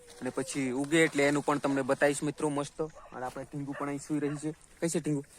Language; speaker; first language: Gujarati; non-native, local second language; Rathawi